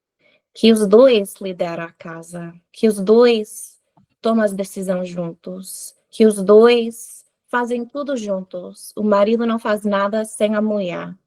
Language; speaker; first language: Portuguese; non-native, fluent; English